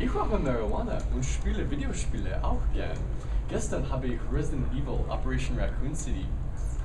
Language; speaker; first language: German; non-native, learner; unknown